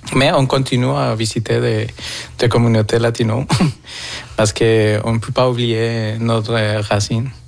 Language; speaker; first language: French; non-native, fluent; Spanish